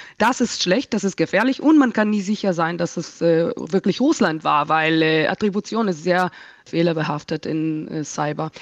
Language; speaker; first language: German; non-native, fluent; Hebrew